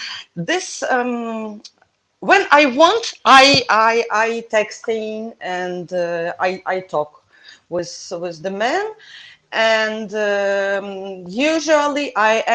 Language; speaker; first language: English; non-native, learner; Russian